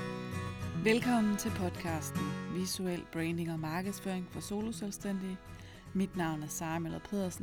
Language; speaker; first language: Danish; native; Danish